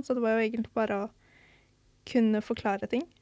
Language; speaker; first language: Norwegian; early bilingual, other home language; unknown